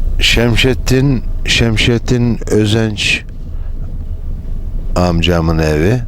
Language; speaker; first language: Turkish; native; Turkish